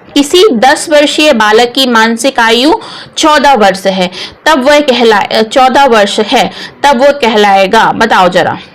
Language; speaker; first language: Hindi; native; Hindi